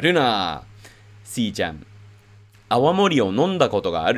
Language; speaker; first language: Japanese; non-native, fluent; English